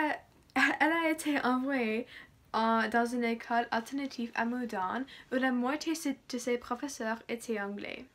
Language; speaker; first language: French; non-native, learner; English